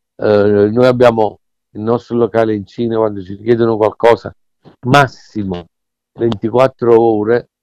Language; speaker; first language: Italian; native; Italian